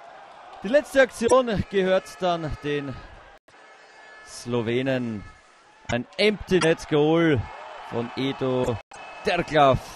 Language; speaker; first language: German; native; German